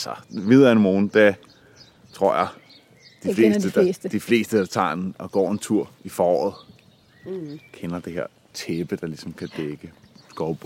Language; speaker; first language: Danish; native; Danish